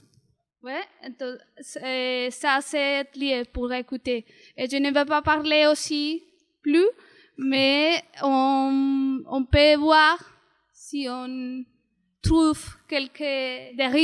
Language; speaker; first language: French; non-native, learner; Spanish